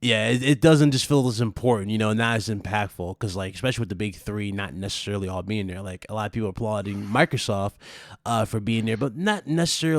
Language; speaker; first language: English; native; English